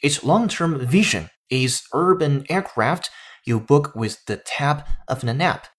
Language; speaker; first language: English; non-native, fluent; Chinese